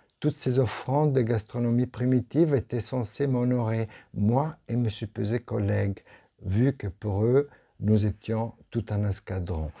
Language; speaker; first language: French; non-native, fluent; Italian